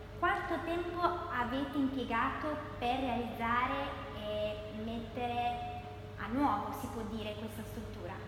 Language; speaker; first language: Italian; native; Italian